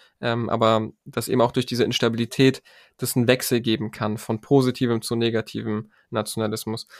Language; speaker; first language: German; native; German